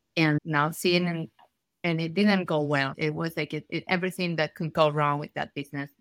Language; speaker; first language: English; non-native, fluent; Spanish